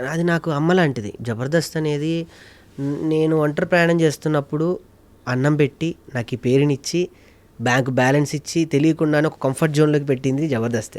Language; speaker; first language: Telugu; native; Telugu